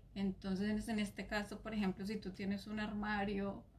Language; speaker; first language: Spanish; native; Spanish